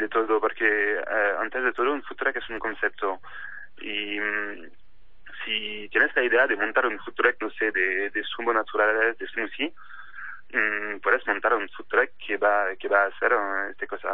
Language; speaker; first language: Spanish; non-native, fluent; French